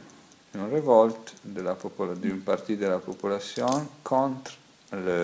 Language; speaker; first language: French; non-native, fluent; Italian